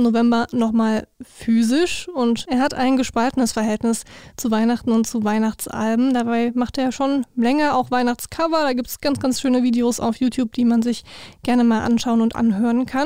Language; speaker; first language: German; native; German